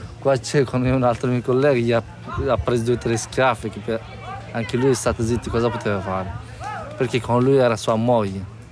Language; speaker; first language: Italian; non-native, fluent; Persian